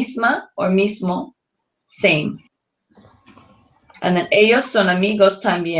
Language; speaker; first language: Spanish; non-native, learner; English